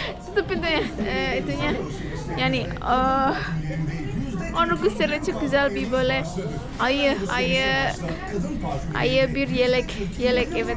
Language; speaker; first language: Turkish; non-native, learner; Indonesian